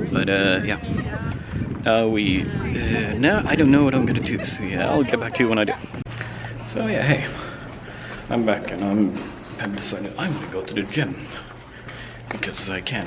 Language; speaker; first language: English; non-native, fluent; Swedish